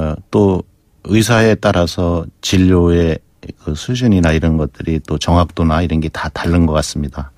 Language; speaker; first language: Korean; native; Korean